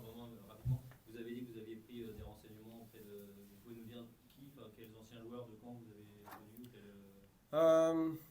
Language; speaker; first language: French; native; French